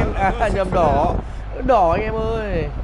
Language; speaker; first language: Vietnamese; native; Vietnamese